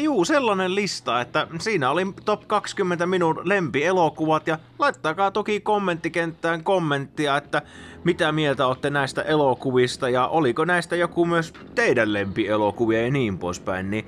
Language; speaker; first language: Finnish; native; Finnish